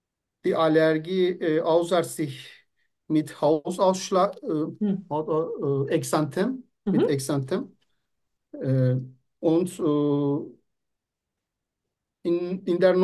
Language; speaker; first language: German; non-native, fluent; Turkish